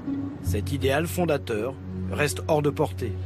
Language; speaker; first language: French; native; French